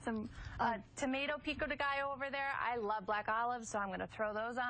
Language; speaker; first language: English; native; English